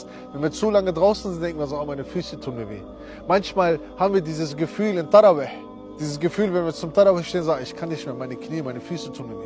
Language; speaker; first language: German; early bilingual, other home language; Romany